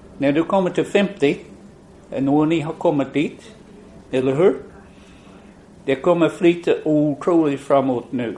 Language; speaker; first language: Swedish; non-native, fluent; English